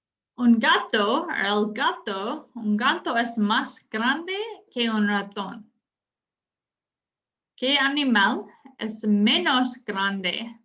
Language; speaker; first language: Spanish; non-native, fluent; English